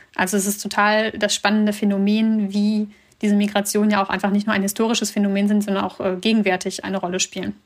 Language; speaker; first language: German; early bilingual, other home language; Russian